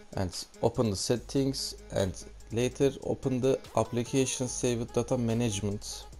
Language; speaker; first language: English; non-native, learner; Turkish